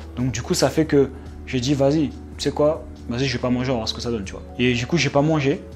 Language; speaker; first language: French; native; French